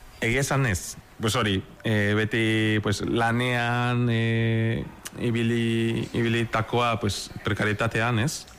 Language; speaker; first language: Basque; non-native, fluent; Spanish